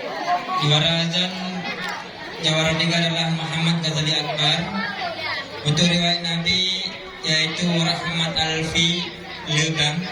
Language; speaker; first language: Indonesian; non-native, local second language; Achinese